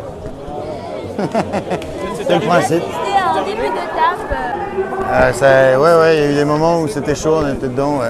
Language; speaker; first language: French; native; French